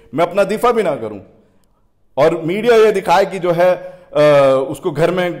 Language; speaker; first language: Hindi; native; Hindi